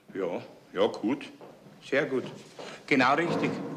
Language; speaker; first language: German; native; German